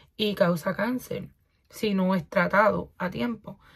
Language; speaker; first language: Spanish; early bilingual, heritage; Spanish